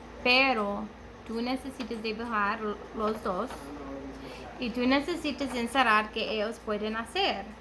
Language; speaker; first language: Spanish; non-native, learner; English